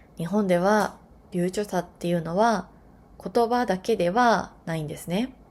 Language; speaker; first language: Japanese; native; Japanese